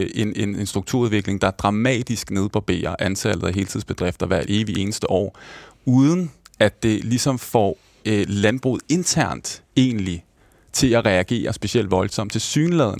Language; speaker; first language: Danish; native; Danish